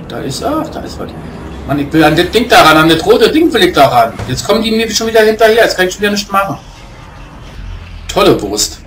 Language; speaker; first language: German; native; German